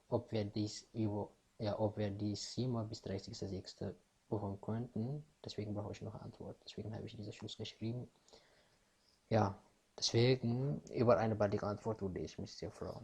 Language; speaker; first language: German; non-native, fluent; Tigrinya